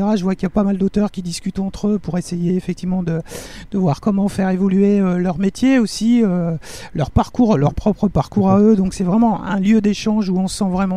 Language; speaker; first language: French; native; French